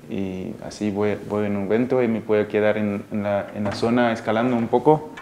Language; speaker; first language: Spanish; early bilingual, heritage; Spanish